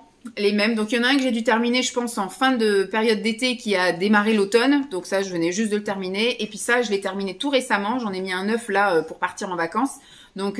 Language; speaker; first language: French; native; French